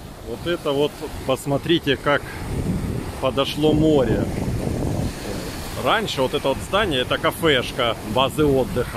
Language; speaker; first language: Russian; native; Russian